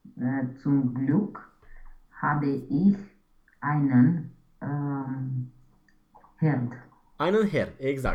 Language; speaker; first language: German; non-native, learner; Romanian